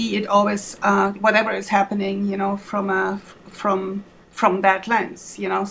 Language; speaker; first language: English; non-native, fluent; German